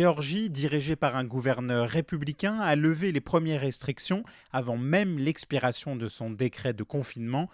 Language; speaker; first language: French; native; French